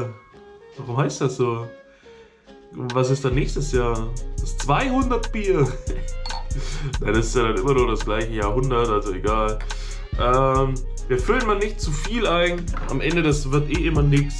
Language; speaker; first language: German; native; German